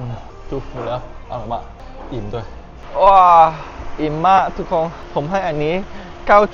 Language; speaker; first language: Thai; non-native, learner; Cantonese